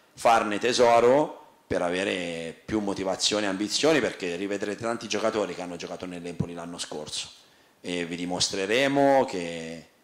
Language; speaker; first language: Italian; native; Italian